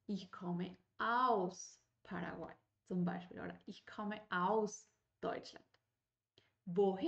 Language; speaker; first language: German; non-native, fluent; Spanish